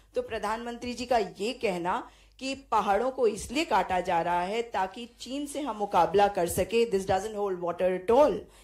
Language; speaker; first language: Hindi; native; Hindi